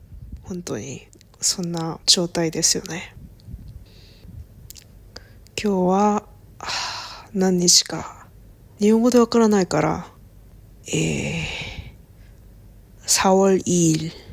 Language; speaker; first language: Japanese; non-native, learner; Korean